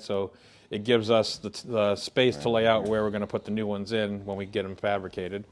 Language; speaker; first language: English; native; English